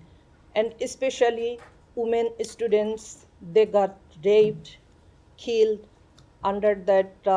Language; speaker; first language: English; non-native, learner; Bangla